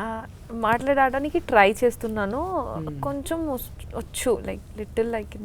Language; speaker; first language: Telugu; non-native, learner; Bangla